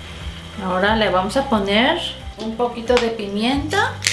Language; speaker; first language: Spanish; non-native, fluent; Korean